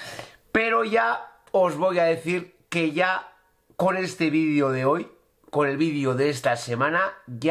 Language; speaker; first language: Spanish; native; Spanish